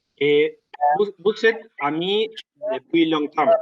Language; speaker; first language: French; non-native, learner; Spanish